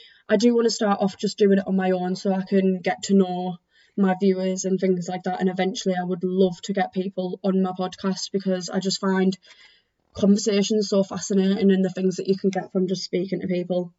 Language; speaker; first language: English; native; English